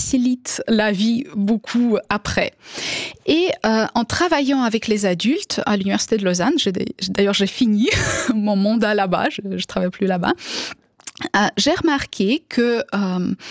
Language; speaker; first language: French; non-native, fluent; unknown